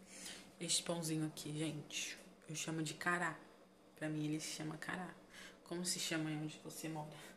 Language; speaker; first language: Portuguese; native; Portuguese